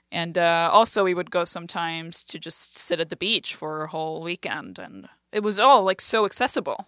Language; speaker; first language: English; non-native, fluent; French